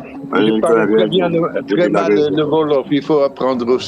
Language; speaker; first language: French; non-native, fluent; Dutch